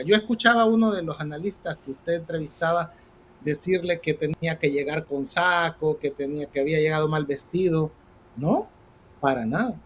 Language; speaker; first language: Spanish; native; Spanish